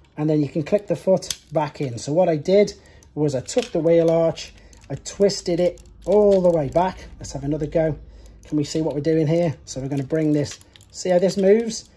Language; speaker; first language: English; native; English